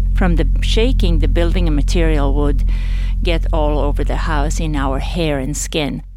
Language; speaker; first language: English; non-native, fluent; Serbian